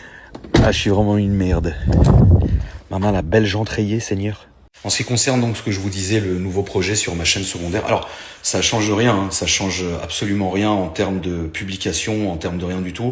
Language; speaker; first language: French; native; French